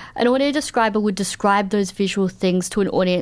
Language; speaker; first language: English; native; English